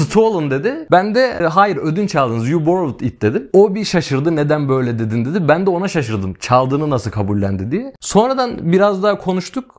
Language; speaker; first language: Turkish; native; Turkish